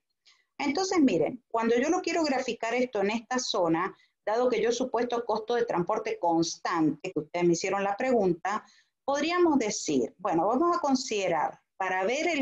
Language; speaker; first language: Spanish; native; Spanish